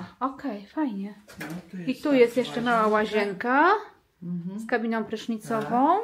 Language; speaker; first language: Polish; native; Polish